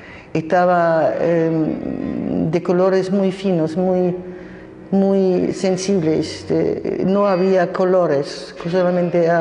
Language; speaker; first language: Spanish; non-native, fluent; German